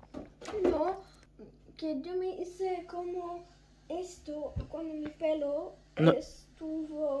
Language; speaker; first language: Spanish; early bilingual, heritage; German